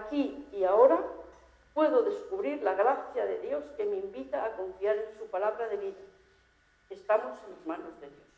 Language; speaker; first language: Spanish; native; Spanish